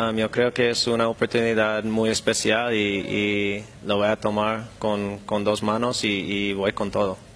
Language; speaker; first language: Spanish; non-native, fluent; English